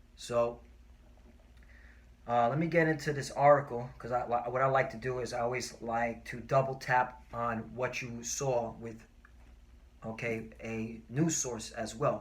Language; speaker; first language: English; native; English